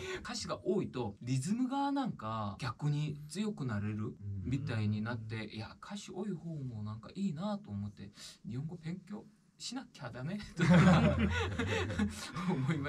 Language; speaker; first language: Japanese; non-native, fluent; Korean